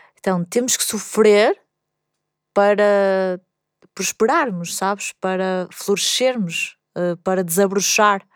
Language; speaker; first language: Portuguese; native; Portuguese